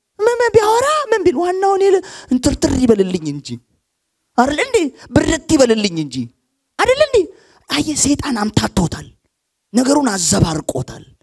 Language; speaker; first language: Amharic; native; Amharic